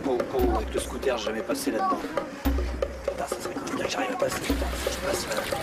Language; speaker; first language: French; native; French